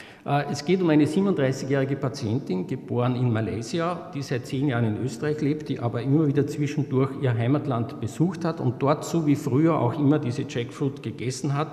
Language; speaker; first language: German; native; German